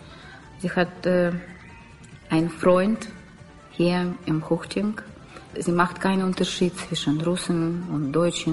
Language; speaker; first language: German; non-native, learner; Russian